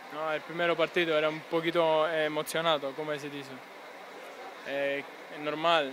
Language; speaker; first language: Spanish; non-native, learner; Italian